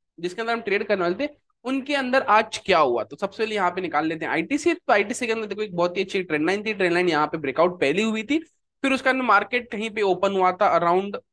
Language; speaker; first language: Hindi; native; Hindi